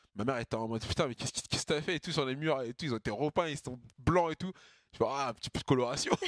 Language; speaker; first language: French; native; French